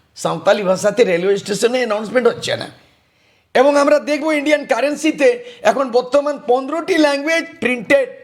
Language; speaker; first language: Bangla; non-native, local second language; Santali